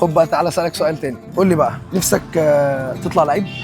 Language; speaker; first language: Arabic; native; Arabic